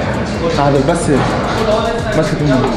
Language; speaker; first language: Arabic; native; Arabic